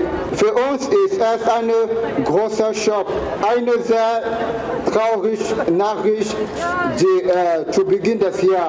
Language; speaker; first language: German; non-native, fluent; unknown